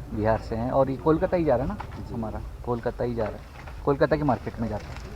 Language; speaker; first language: Hindi; non-native, local second language; Marathi